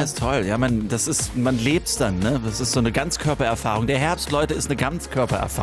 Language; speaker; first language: German; native; German